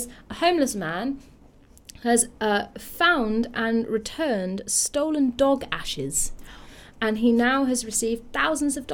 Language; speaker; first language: English; native; English